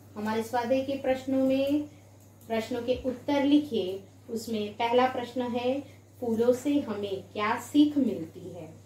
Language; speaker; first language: Hindi; non-native, local second language; Gujarati